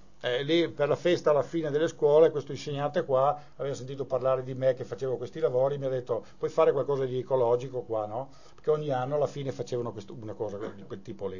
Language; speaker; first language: Italian; native; Italian